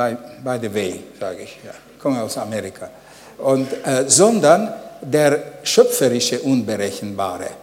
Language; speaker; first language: German; non-native, fluent; Hungarian